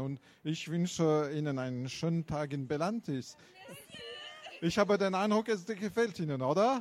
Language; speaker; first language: German; non-native, fluent; French